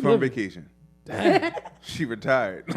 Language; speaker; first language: English; native; English